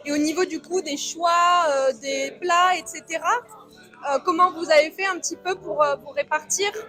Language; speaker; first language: French; native; French